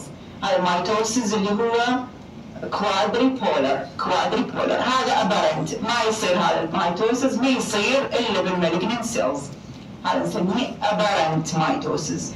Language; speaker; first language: Arabic; native; Arabic